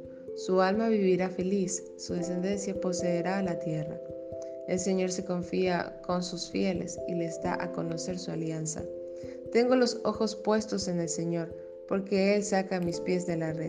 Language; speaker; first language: Spanish; native; Spanish